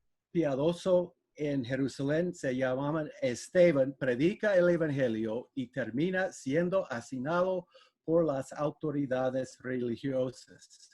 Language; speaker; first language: Spanish; non-native, fluent; English